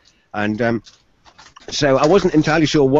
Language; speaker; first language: English; native; English